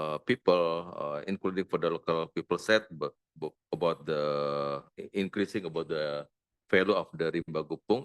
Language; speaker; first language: English; non-native, learner; Indonesian